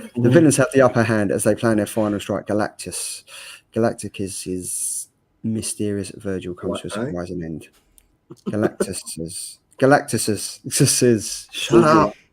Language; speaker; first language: English; native; English